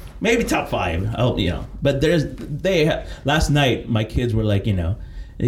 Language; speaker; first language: English; early bilingual, other home language; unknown